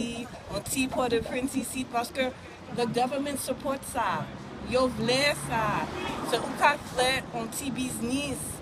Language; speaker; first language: Haitian Creole; early bilingual, heritage; English